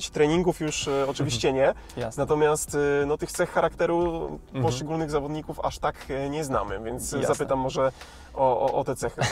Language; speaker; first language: Polish; native; Polish